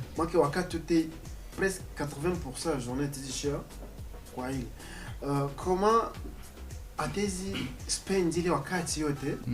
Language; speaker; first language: Swahili; native; Swahili